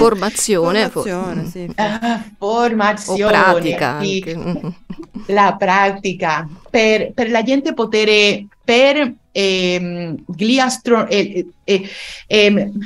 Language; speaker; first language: Italian; non-native, learner; Spanish